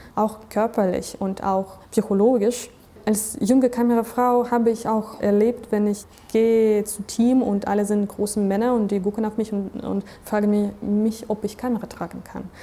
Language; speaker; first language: German; non-native, fluent; Russian